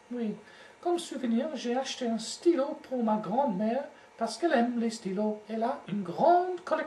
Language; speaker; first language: French; non-native, learner; English